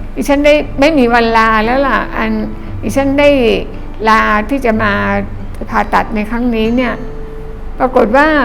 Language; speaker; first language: Thai; native; Thai